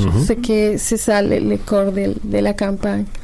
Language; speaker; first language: French; non-native, learner; Spanish